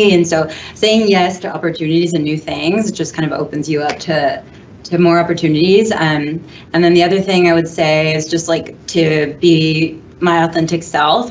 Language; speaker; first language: English; native; English